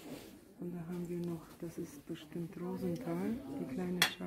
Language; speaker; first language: German; non-native, fluent; Russian